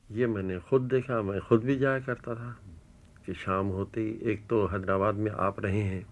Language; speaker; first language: Urdu; native; Urdu